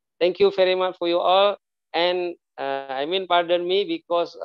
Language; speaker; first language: English; non-native, learner; Indonesian